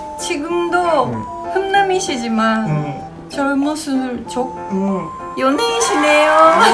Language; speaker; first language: Korean; non-native, learner; Japanese